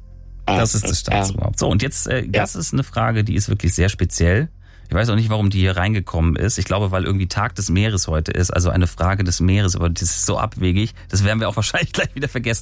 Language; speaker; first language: German; native; German